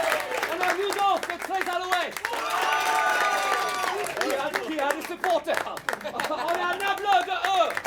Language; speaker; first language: French; native; French